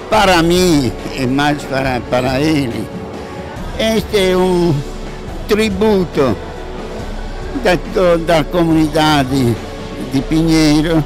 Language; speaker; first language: Portuguese; non-native, fluent; Italian